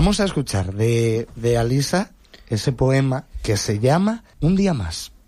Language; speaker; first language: Spanish; native; Spanish